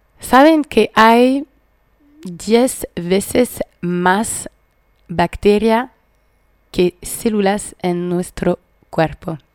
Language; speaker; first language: Spanish; non-native, fluent; French